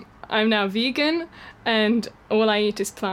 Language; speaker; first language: English; non-native, fluent; Hungarian